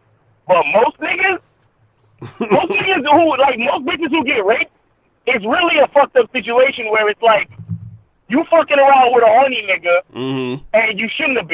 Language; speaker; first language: English; native; English